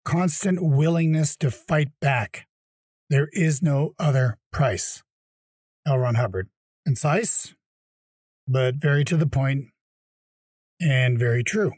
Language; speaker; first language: English; native; English